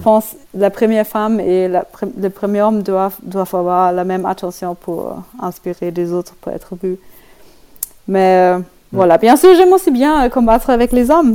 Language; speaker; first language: French; non-native, learner; German